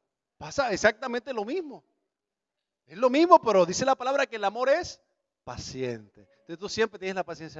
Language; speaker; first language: Spanish; native; Spanish